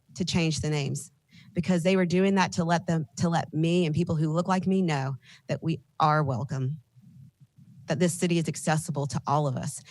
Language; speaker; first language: English; native; English